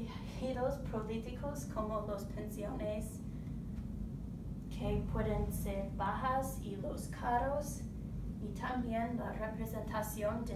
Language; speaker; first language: Spanish; non-native, learner; English